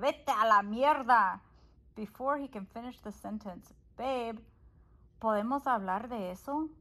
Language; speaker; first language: Spanish; non-native, fluent; English